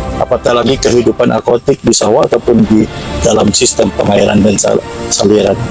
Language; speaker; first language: Malay; non-native, local second language; Central Dusun